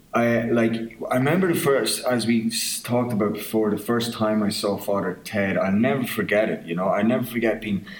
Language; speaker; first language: English; native; English